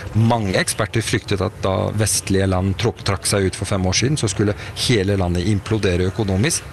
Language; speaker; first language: Norwegian; early bilingual, other home language; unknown